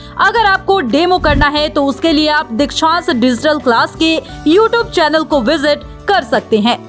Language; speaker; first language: Hindi; native; Hindi